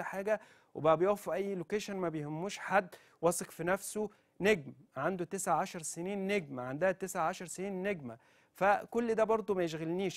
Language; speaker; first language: Arabic; native; Arabic